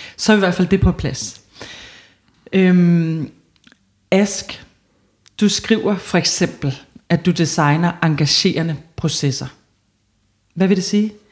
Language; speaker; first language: Danish; native; Danish